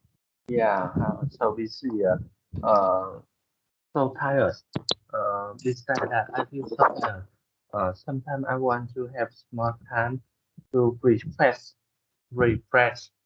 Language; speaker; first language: English; non-native, learner; Vietnamese